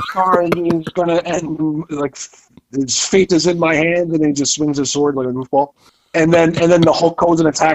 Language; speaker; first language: English; native; English